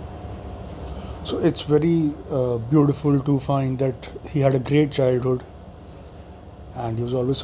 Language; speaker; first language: English; non-native, local second language; Hindi